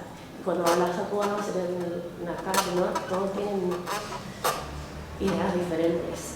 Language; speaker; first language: Spanish; non-native, fluent; English